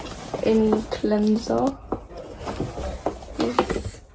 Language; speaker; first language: English; non-native, learner; Indonesian